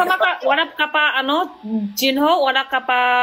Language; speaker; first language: Filipino; non-native, learner; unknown